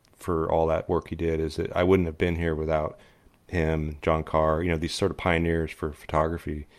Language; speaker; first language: English; native; English